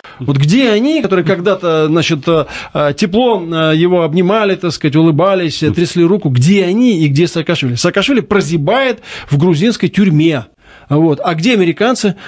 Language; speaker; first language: Russian; native; Russian